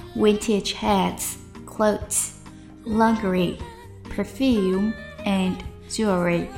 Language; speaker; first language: English; non-native, fluent; Chinese